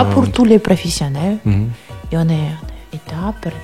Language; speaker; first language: French; non-native, learner; Russian